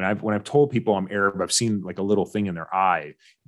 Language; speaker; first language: English; early bilingual, other home language; Arabic